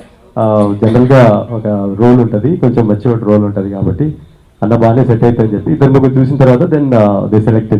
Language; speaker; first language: Telugu; native; Telugu